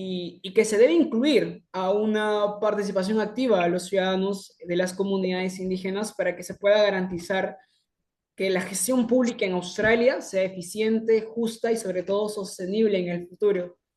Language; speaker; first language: Spanish; native; Spanish